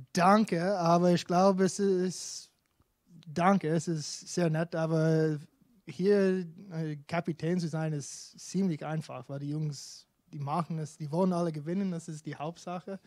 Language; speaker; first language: German; non-native, fluent; English